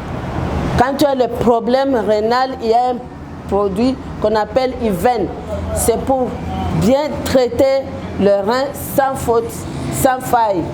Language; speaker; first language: French; non-native, local second language; Lingala